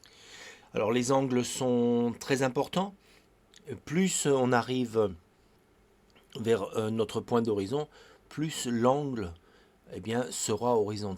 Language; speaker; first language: French; native; French